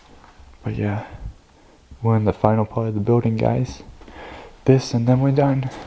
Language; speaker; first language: English; native; English